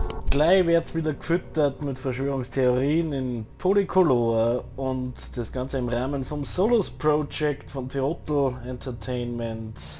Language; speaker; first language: German; native; German